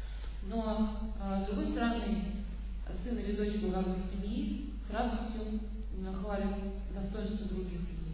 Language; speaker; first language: Russian; native; Russian